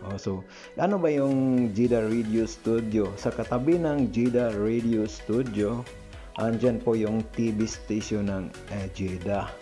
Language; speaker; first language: Filipino; non-native, local second language; Cebuano